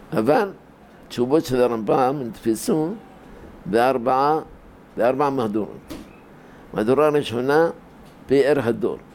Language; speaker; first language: Hebrew; native; Hebrew